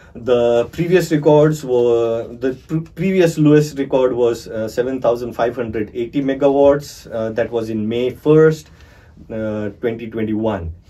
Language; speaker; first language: English; non-native, local second language; Marathi